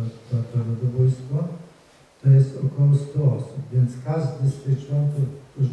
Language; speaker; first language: Polish; native; Polish